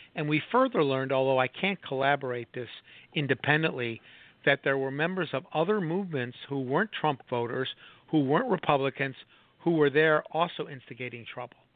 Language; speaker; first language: English; native; English